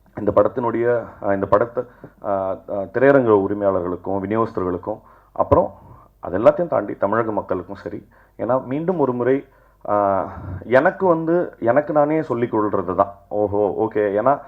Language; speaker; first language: Tamil; native; Tamil